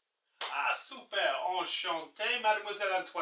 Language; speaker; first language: French; non-native, fluent; English